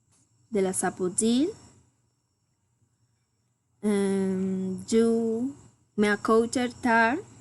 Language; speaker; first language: French; non-native, learner; Spanish